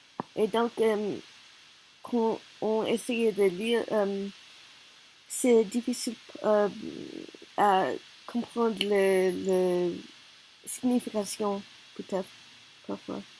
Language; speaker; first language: French; non-native, learner; Korean